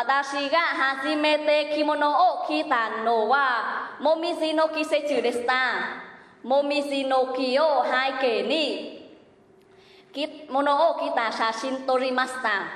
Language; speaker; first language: Japanese; non-native, fluent; Vietnamese